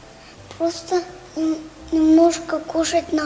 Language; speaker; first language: Russian; non-native, local second language; Tajik